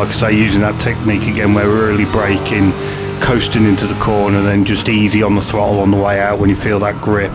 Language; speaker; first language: English; native; English